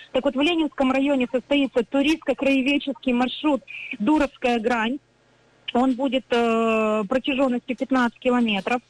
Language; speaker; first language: Russian; native; Russian